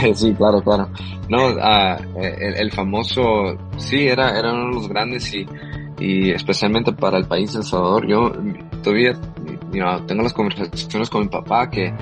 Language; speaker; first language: Spanish; early bilingual, heritage; Spanish